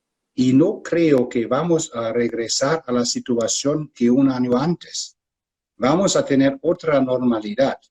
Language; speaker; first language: Spanish; non-native, fluent; German